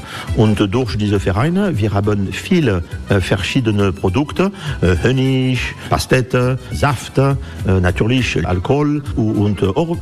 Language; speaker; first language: German; non-native, fluent; French